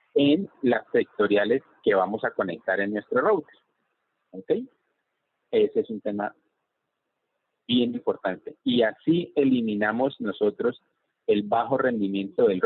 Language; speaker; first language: Spanish; native; Spanish